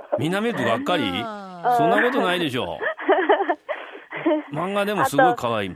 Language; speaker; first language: Japanese; native; Japanese